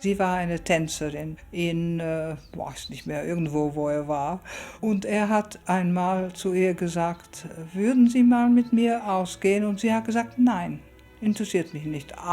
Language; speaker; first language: German; early bilingual, heritage; German